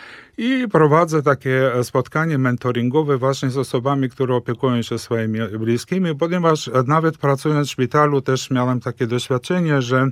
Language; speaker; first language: Polish; early bilingual, heritage; Polish